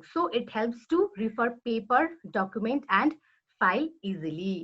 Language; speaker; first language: English; non-native, local second language; Nepali